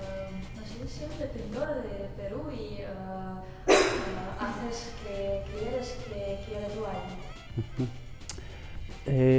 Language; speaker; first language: Spanish; non-native, learner; Russian